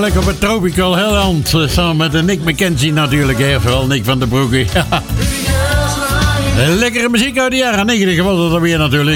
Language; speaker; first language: Dutch; native; Dutch